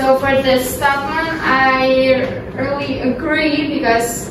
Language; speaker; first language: English; non-native, learner; Indonesian